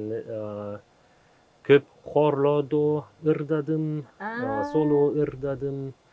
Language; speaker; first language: Kyrgyz; non-native, learner; German